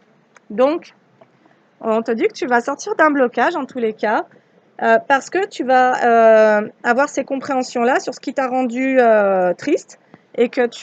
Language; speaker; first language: French; native; French